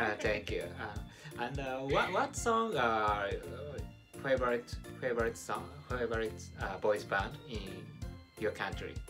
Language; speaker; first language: English; non-native, learner; Japanese